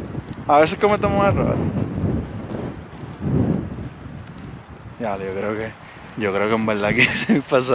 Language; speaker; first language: Spanish; native; Spanish